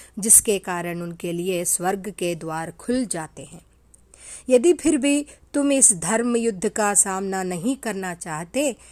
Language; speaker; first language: Hindi; non-native, local second language; Telugu